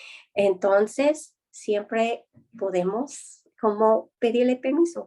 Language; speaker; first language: Spanish; non-native, fluent; English